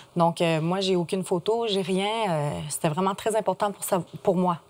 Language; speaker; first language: French; native; French